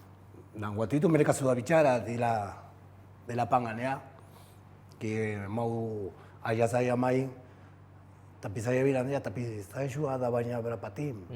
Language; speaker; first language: Indonesian; non-native, fluent; Spanish